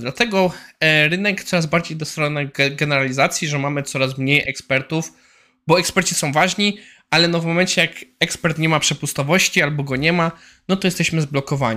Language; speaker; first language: Polish; native; Polish